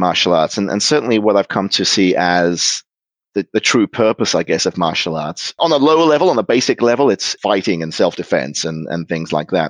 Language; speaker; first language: English; native; English